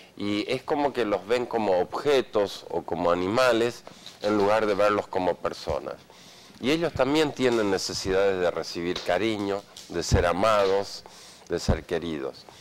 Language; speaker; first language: Spanish; non-native, fluent; Swedish